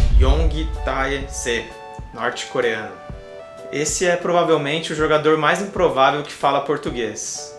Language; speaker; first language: Portuguese; native; Portuguese